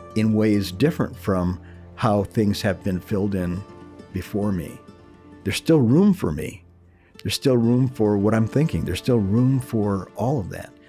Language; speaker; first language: English; early bilingual, other home language; Spanish